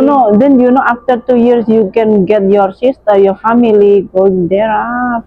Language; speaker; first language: English; non-native, learner; Indonesian